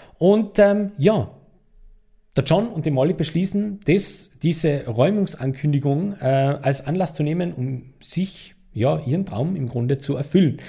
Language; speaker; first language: German; native; German